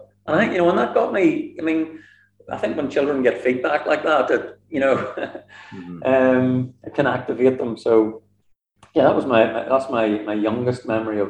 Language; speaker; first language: English; native; English